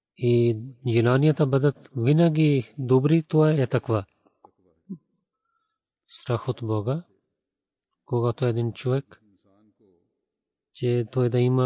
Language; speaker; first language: Bulgarian; non-native, learner; Urdu